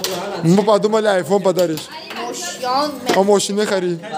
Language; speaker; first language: Russian; non-native, learner; Tajik